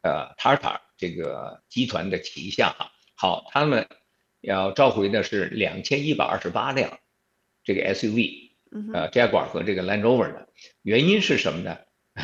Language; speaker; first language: Chinese; native; Chinese